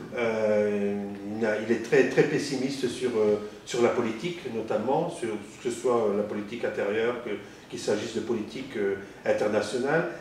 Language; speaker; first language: French; native; French